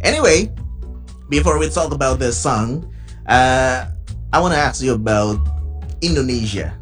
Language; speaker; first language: English; non-native, learner; Indonesian